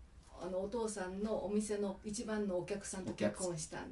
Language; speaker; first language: Japanese; native; Japanese